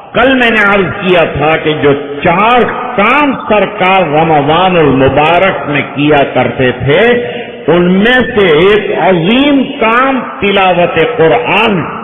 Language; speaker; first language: Urdu; non-native, local second language; Gujarati